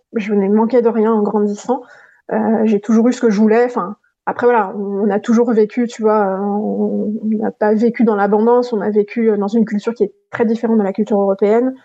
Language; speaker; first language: French; non-native, local second language; Gujarati